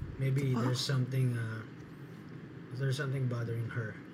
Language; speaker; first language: English; non-native, local second language; Filipino